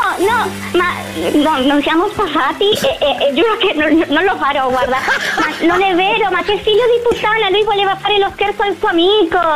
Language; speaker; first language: Italian; non-native, fluent; Spanish